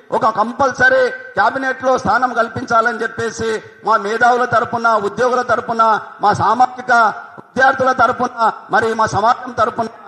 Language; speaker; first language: Telugu; non-native, local second language; Lambadi